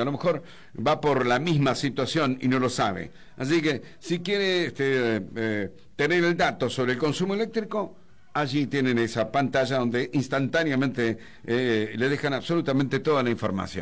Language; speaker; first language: Spanish; native; Spanish